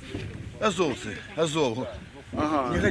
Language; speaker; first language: Russian; native; Russian